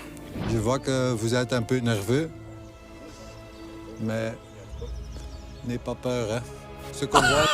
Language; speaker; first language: French; non-native, local second language; Dutch